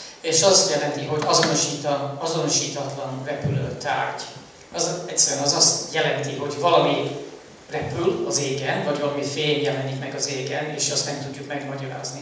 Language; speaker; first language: Hungarian; early bilingual, heritage; Hungarian